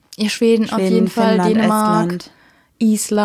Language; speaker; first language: German; native; German